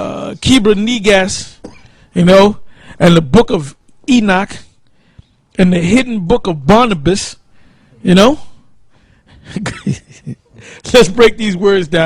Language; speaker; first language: English; native; English